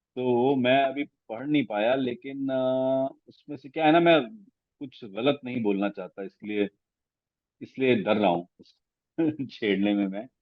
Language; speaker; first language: Hindi; non-native, local second language; Punjabi